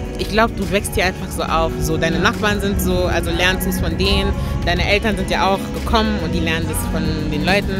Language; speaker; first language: German; native; German